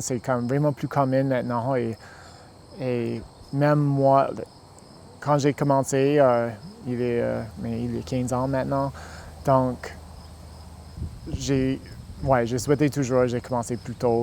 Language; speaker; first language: French; non-native, local second language; English